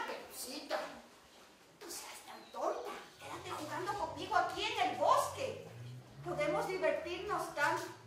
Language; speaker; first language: Spanish; native; Spanish